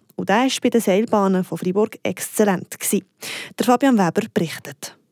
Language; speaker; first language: German; native; German